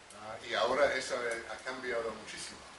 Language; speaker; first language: Spanish; non-native, fluent; English